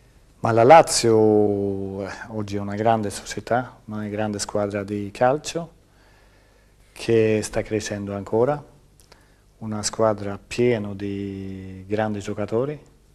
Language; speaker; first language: Italian; non-native, fluent; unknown